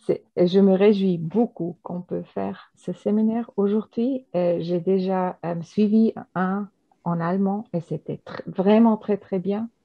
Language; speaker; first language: French; non-native, fluent; German